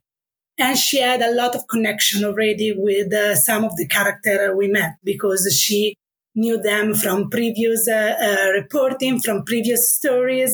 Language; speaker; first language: English; non-native, fluent; Italian